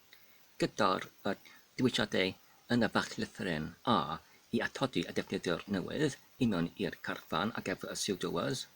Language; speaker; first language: Welsh; non-native, learner; Polish